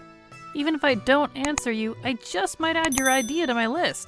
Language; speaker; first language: English; native; English